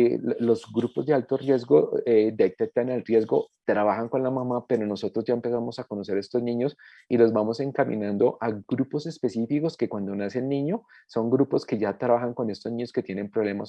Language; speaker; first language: Spanish; native; Spanish